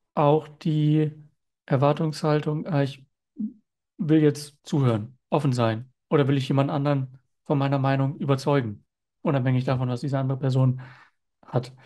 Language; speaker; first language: German; native; German